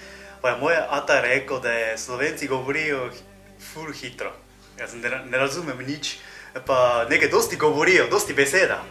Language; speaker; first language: Slovenian; non-native, learner; Japanese